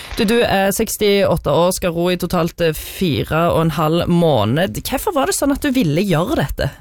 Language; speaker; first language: Norwegian; native; Norwegian